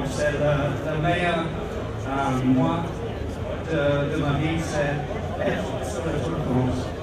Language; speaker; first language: French; non-native, learner; English